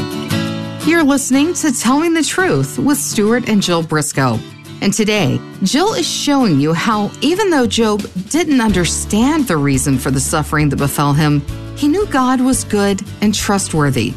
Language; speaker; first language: English; native; English